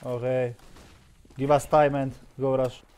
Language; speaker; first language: English; non-native, learner; Polish